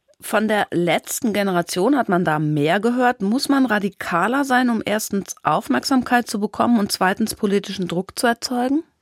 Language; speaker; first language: German; native; German